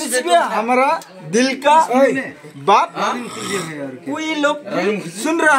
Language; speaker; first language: Hindi; non-native, local second language; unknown